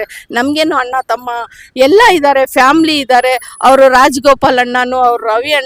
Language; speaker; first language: Kannada; non-native, local second language; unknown